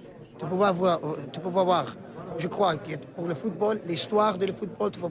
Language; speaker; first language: French; non-native, learner; Arabic